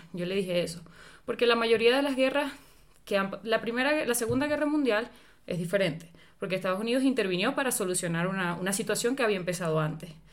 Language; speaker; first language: Spanish; native; Spanish